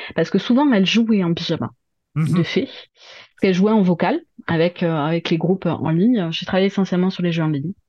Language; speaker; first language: French; native; French